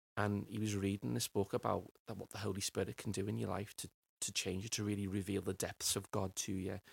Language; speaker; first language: English; native; English